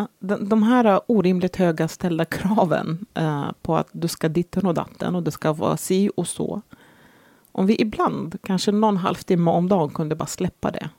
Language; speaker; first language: Swedish; early bilingual, other home language; Arabic